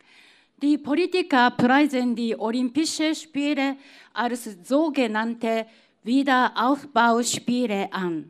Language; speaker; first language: German; non-native, fluent; Japanese